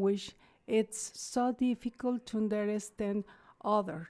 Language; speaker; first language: English; non-native, fluent; Spanish